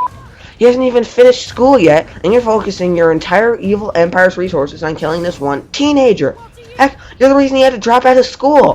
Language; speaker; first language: English; native; English